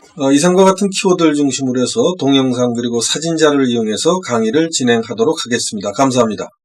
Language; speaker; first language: Korean; native; Korean